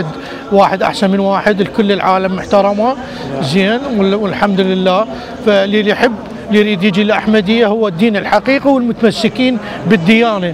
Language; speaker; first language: Arabic; native; Arabic